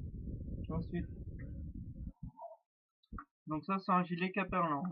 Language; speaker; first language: French; native; French